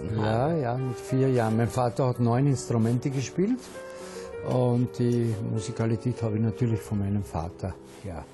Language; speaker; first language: German; native; German